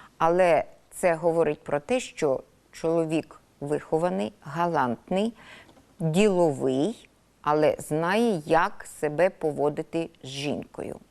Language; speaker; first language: Ukrainian; native; Ukrainian